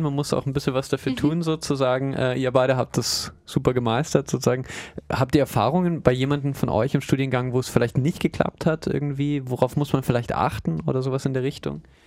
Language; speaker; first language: German; native; German